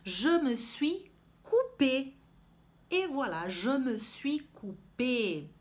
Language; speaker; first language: French; non-native, fluent; Portuguese